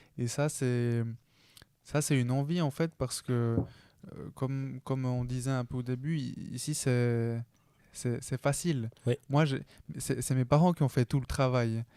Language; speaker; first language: French; early bilingual, other home language; Spanish